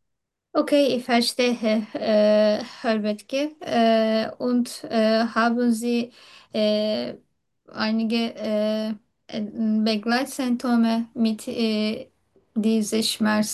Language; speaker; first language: German; non-native, learner; Turkish